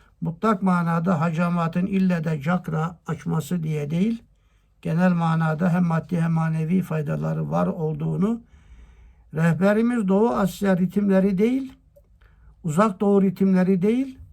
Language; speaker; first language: Turkish; native; Turkish